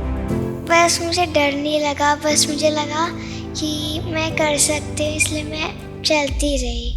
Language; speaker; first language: Hindi; non-native, local second language; Punjabi